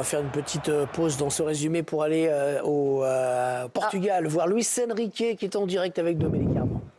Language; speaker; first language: French; native; French